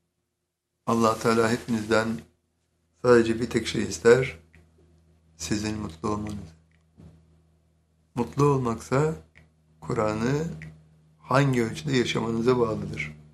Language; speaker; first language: Turkish; native; Turkish